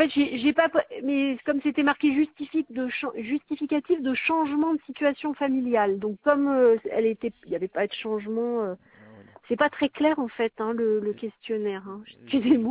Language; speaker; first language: French; native; French